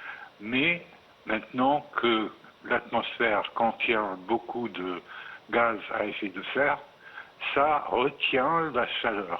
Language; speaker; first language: French; non-native, fluent; Arabic